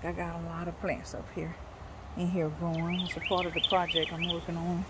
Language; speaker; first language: English; native; English